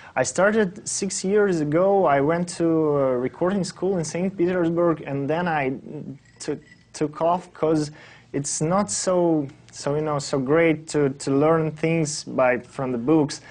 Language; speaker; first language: English; non-native, fluent; Russian